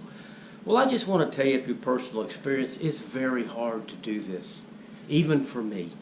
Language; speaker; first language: English; native; English